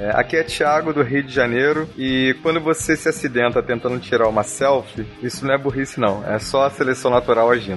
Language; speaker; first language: Portuguese; native; Portuguese